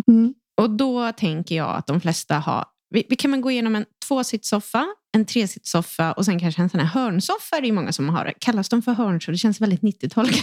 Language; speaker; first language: Swedish; native; Swedish